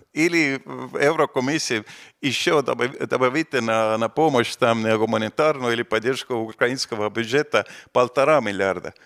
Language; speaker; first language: Russian; non-native, fluent; Estonian